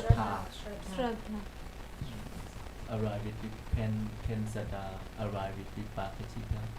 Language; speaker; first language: English; non-native, learner; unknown